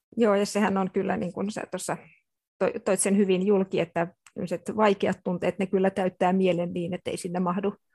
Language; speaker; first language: Finnish; native; Finnish